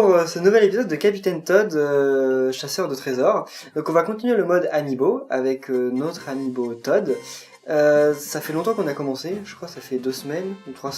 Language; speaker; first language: French; native; French